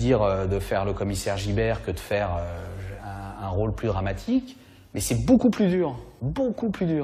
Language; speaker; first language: French; native; French